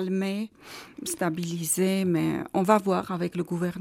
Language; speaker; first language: French; non-native, learner; Armenian